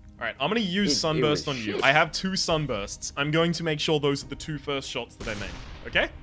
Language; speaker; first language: English; native; English